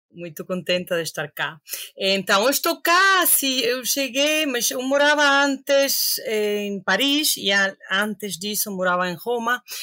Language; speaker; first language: Portuguese; non-native, fluent; Spanish